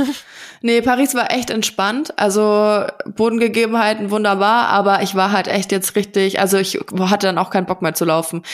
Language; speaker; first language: German; native; German